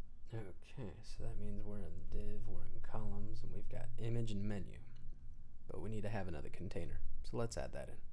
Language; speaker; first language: English; native; English